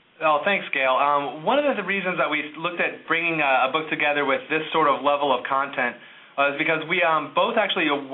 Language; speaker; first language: English; native; English